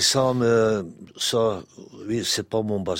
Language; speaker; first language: French; non-native, local second language; Dutch